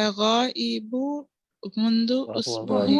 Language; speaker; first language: Arabic; non-native, learner; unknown